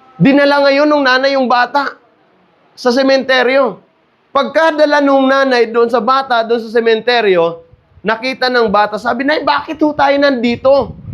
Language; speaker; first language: Filipino; non-native, local second language; Cebuano